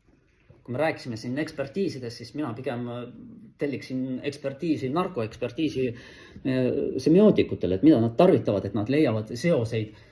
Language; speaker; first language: Estonian; native; Estonian